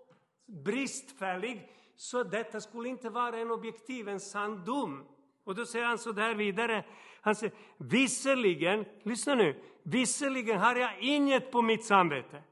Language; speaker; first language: Swedish; non-native, fluent; Serbian